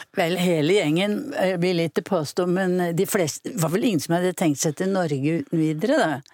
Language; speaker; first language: Norwegian; native; Norwegian